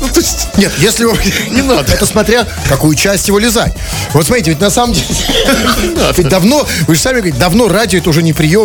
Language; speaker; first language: Russian; native; Russian